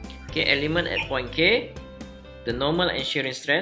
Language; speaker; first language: English; non-native, local second language; Malay